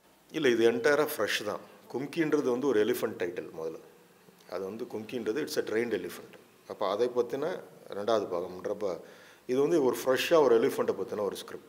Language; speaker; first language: Tamil; native; Tamil